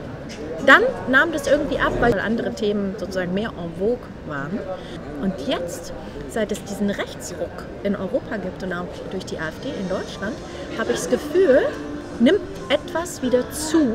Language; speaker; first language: German; native; German